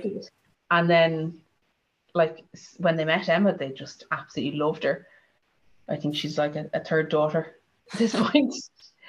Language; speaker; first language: English; native; English